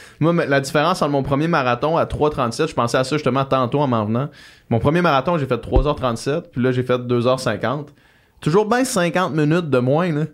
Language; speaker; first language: French; native; French